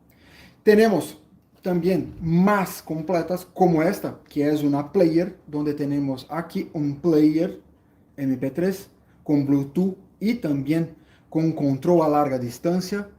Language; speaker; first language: Spanish; non-native, fluent; Portuguese